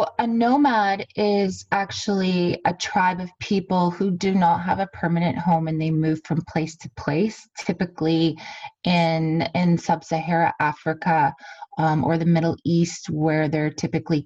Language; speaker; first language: English; native; English